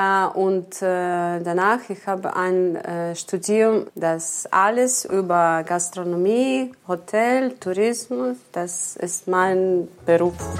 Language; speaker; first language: German; non-native, learner; Ukrainian